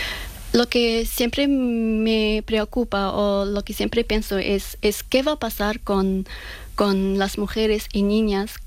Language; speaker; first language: Spanish; non-native, fluent; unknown